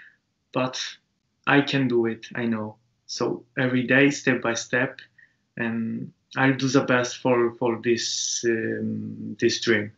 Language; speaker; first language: English; non-native, learner; Japanese